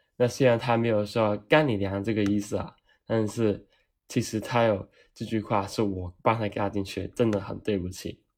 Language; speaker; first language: Chinese; non-native, local second language; Cantonese